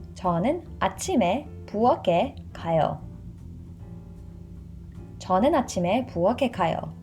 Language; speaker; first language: Korean; non-native, fluent; English